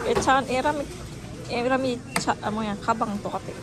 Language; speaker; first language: Korean; non-native, learner; Filipino